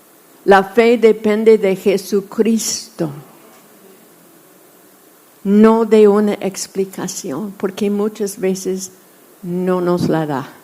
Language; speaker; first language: Spanish; non-native, fluent; English